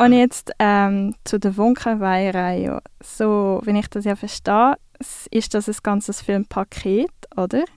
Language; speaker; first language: German; native; German